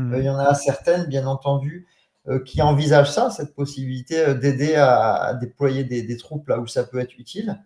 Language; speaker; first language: French; native; French